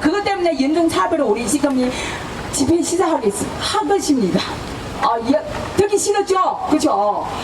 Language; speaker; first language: Korean; non-native, fluent; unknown